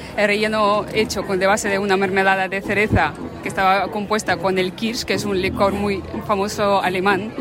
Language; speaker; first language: Spanish; non-native, fluent; Ukrainian